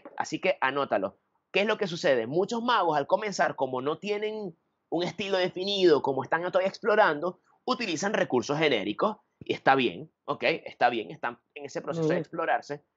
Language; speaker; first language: Spanish; native; Spanish